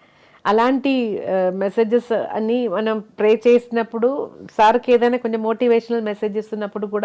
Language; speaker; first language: Telugu; non-native, fluent; Malayalam